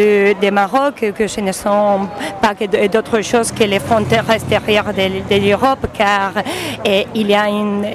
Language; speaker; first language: French; non-native, learner; Spanish